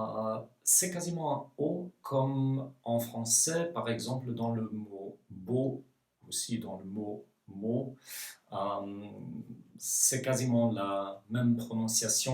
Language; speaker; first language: French; non-native, fluent; Norwegian